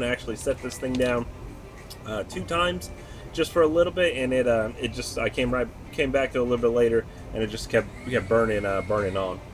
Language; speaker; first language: English; native; English